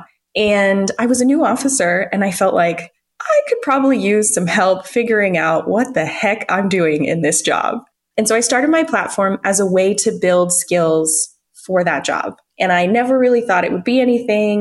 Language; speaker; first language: English; native; English